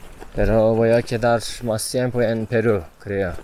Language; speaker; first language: Spanish; non-native, learner; Turkish